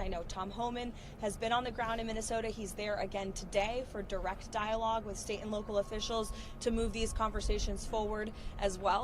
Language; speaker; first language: English; native; English